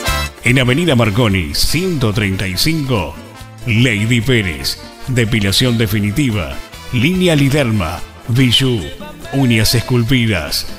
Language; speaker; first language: Spanish; native; Spanish